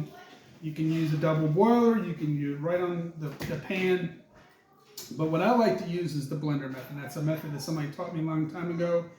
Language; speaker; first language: English; native; English